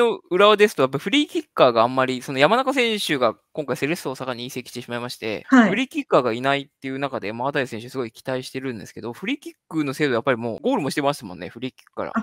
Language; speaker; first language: Japanese; native; Japanese